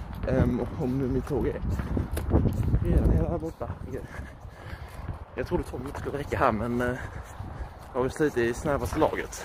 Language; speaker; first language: Swedish; native; Swedish